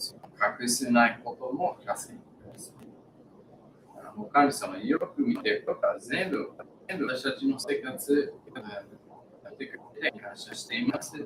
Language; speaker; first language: Japanese; non-native, learner; English